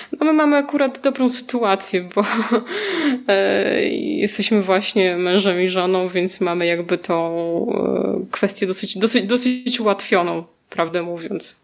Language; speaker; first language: Polish; native; Polish